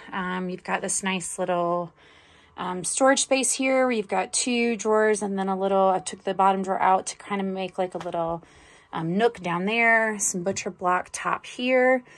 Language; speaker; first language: English; native; English